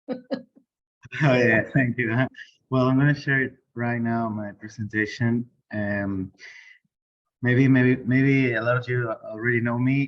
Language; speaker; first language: English; non-native, learner; Spanish